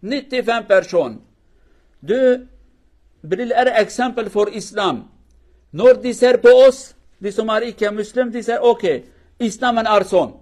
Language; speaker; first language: Norwegian; non-native, learner; Kurdish